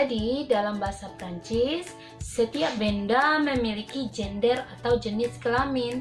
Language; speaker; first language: Indonesian; non-native, local second language; Minangkabau